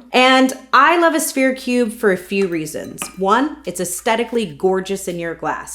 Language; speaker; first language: English; native; English